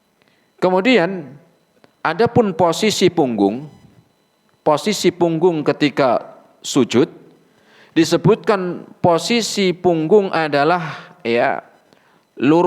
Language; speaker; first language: Indonesian; native; Indonesian